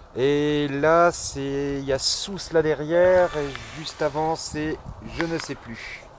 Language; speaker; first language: French; native; French